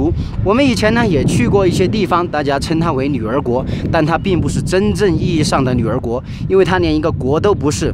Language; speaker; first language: Chinese; native; Chinese